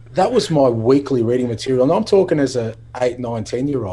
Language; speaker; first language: English; native; English